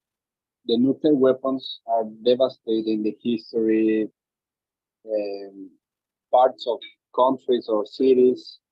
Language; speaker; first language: English; non-native, learner; Spanish